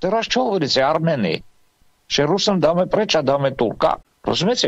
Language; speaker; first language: Slovak; non-native, fluent; Armenian